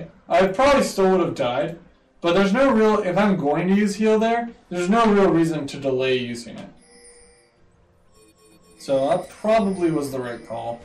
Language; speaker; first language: English; native; English